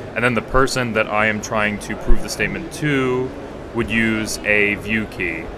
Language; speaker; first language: English; native; English